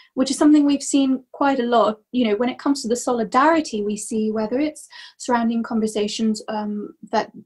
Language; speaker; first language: English; native; English